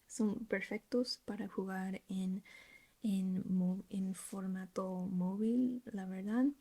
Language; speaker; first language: Spanish; non-native, learner; English